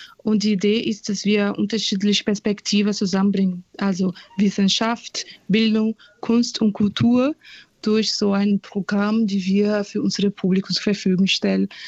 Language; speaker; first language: German; non-native, fluent; Portuguese